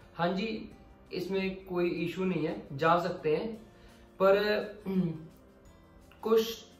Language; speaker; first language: Hindi; non-native, local second language; Punjabi